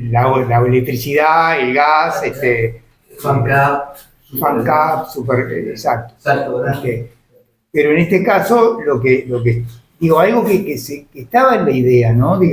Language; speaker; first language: Spanish; native; Spanish